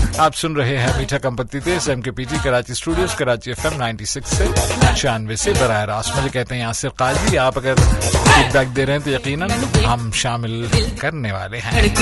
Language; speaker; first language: Urdu; native; Urdu